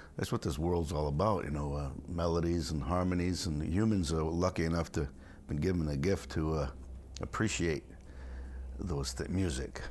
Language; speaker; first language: English; native; English